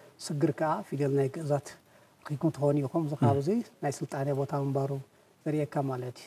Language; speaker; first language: Tigrinya; non-native, local second language; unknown